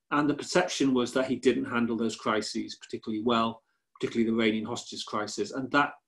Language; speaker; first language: English; native; English